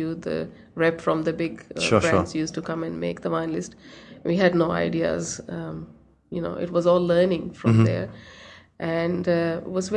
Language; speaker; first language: English; non-native, local second language; Hindi